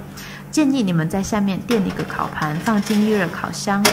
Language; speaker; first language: Chinese; native; Chinese